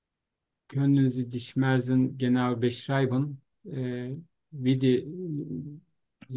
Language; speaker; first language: German; non-native, learner; Turkish